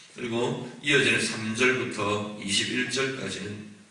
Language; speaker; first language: Korean; native; Korean